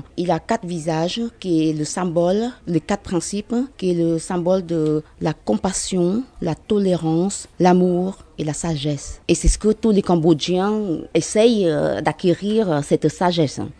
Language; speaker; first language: French; non-native, fluent; Khmer